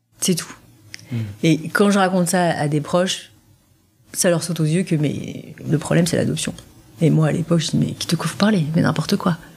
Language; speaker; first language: French; native; French